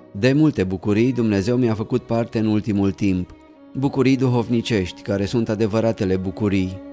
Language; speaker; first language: Romanian; native; Romanian